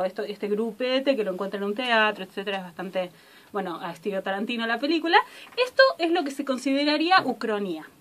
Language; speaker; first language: Spanish; native; Spanish